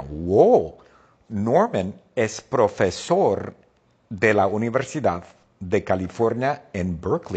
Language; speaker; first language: Spanish; non-native, fluent; English